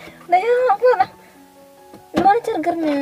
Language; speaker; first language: Indonesian; native; Indonesian